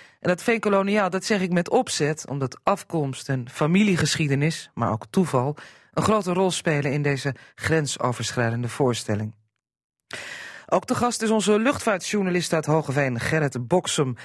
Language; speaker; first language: Dutch; native; Dutch